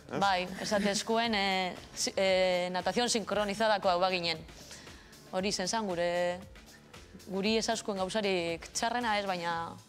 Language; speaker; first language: Basque; native; Basque